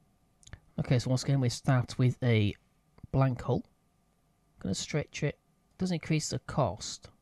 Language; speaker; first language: English; native; English